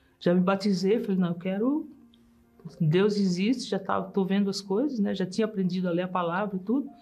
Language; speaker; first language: Portuguese; early bilingual, other home language; German